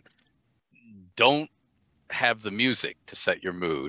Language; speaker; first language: English; native; English